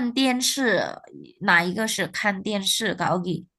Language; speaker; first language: Chinese; non-native, fluent; Indonesian